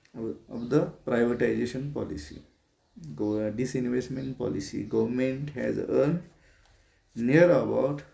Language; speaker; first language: English; non-native, local second language; Marathi